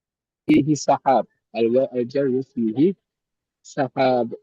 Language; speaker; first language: Arabic; non-native, fluent; Indonesian